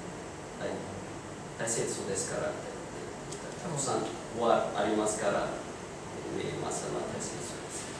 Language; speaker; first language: Japanese; non-native, learner; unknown